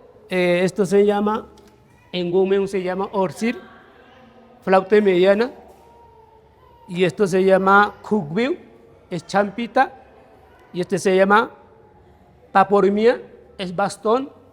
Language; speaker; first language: Spanish; non-native, local second language; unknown